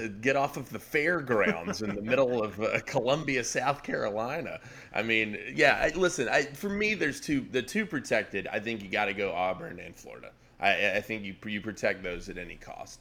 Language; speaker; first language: English; native; English